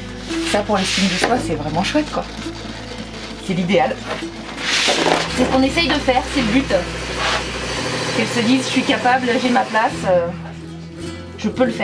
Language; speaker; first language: French; native; French